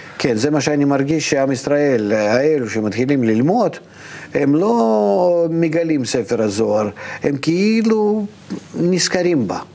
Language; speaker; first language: Hebrew; non-native, fluent; Russian